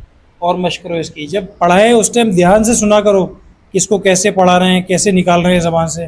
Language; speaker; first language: Hindi; native; Hindi